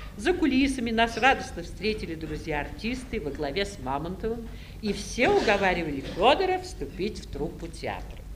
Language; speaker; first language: Russian; native; Russian